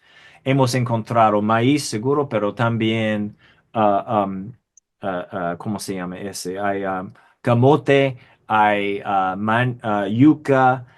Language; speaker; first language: Spanish; non-native, fluent; English